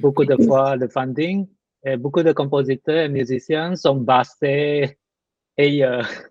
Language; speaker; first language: French; non-native, learner; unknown